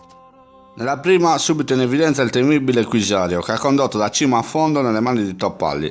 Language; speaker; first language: Italian; native; Italian